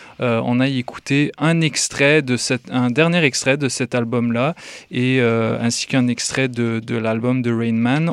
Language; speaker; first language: French; native; French